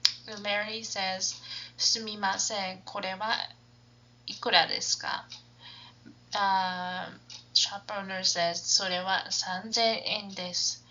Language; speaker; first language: Japanese; non-native, fluent; English